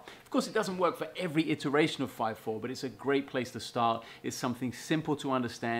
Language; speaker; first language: English; native; English